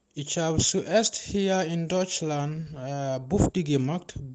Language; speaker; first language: German; non-native, learner; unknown